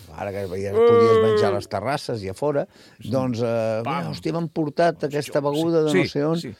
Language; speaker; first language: Catalan; native; Catalan